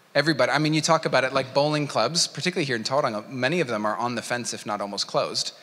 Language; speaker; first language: English; native; English